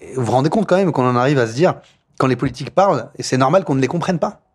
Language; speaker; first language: French; native; French